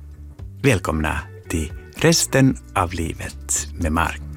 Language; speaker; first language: Swedish; native; Swedish